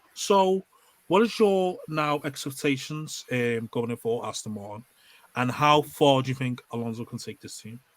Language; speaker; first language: English; native; English